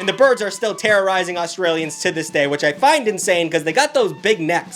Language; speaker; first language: English; native; English